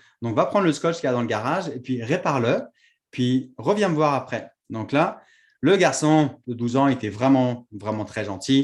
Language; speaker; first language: French; native; French